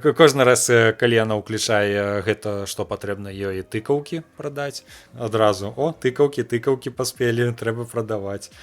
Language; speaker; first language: Belarusian; non-native, local second language; Russian